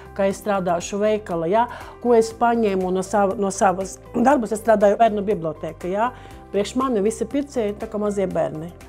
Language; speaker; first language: Latvian; non-native, local second language; Russian